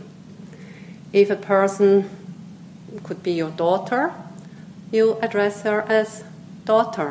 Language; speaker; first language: English; non-native, fluent; Swiss German